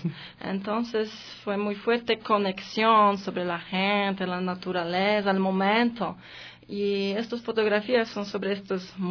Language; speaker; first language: Spanish; non-native, learner; Polish